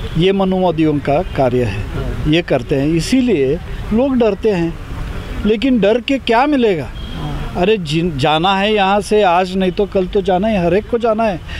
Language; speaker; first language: Hindi; non-native, local second language; Marathi